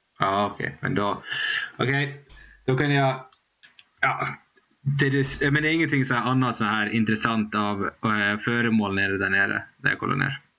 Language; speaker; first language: Swedish; native; Swedish